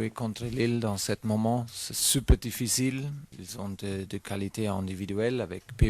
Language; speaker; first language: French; non-native, fluent; German